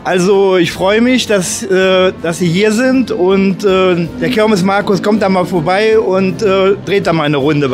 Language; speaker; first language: German; native; German